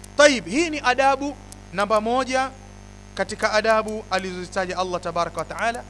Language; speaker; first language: Swahili; native; Swahili